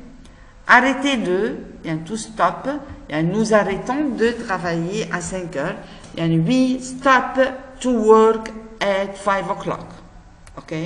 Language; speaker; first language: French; non-native, fluent; Arabic